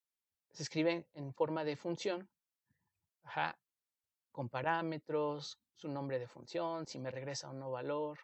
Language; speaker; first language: Spanish; native; Spanish